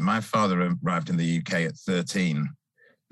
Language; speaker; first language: English; native; English